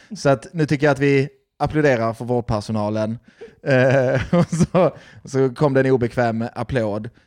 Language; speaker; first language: Swedish; native; Swedish